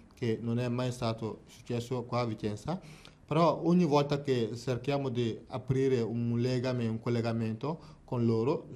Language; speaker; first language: Italian; non-native, fluent; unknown